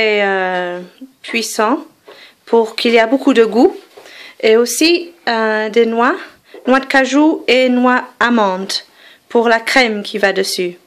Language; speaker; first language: French; non-native, fluent; English